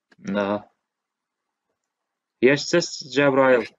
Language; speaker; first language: Russian; non-native, learner; Azerbaijani